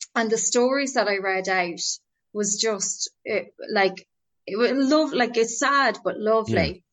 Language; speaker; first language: English; native; English